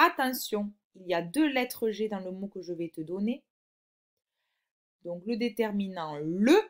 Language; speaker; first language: French; native; French